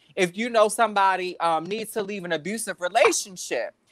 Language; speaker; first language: English; native; English